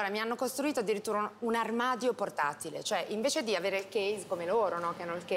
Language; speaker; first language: Italian; native; Italian